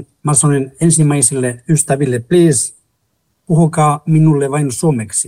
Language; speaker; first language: Finnish; non-native, fluent; Spanish